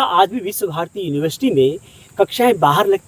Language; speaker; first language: Hindi; native; Hindi